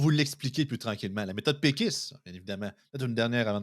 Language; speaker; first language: French; native; French